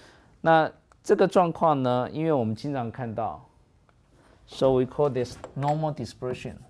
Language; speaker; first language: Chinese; native; Chinese